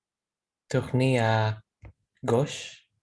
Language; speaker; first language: French; non-native, learner; Indonesian